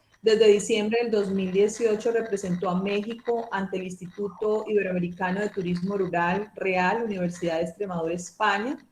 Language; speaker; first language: Spanish; native; Spanish